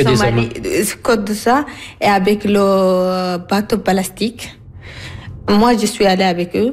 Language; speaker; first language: French; non-native, learner; Arabic